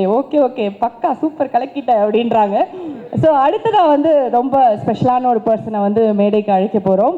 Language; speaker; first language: Tamil; native; Tamil